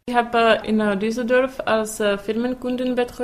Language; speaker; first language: German; non-native, fluent; Czech